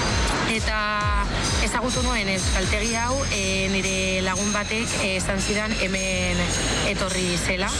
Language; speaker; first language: Basque; non-native, local second language; Spanish